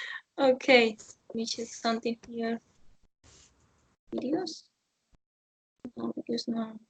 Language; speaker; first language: English; non-native, learner; Spanish